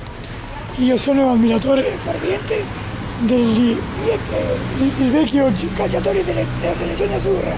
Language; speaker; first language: Italian; non-native, learner; Spanish